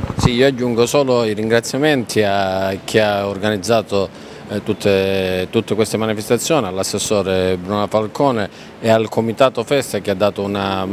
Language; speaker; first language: Italian; native; Italian